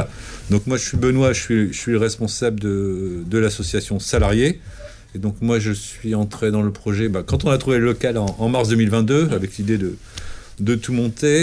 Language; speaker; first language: French; native; French